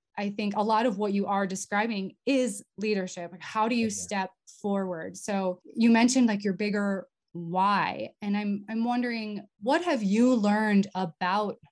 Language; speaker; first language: English; native; English